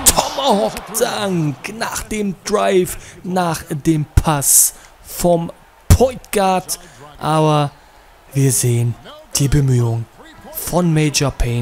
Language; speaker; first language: German; native; German